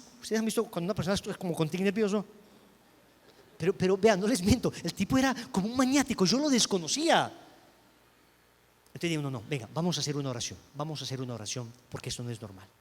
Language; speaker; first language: Spanish; native; Spanish